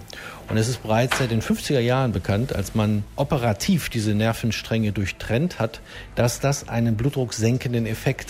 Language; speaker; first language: German; native; German